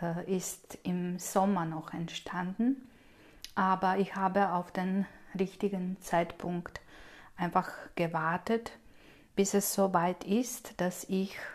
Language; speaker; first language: German; non-native, fluent; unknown